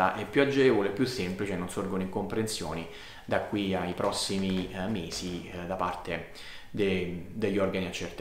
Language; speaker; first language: Italian; native; Italian